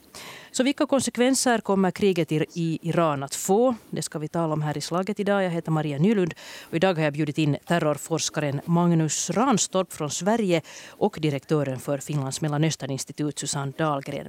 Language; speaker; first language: Swedish; native; Swedish